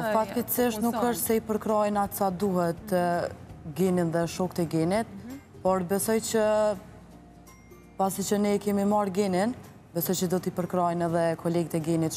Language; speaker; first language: Albanian; native; Albanian